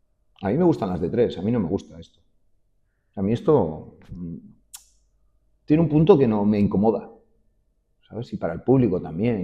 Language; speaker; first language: Spanish; native; Spanish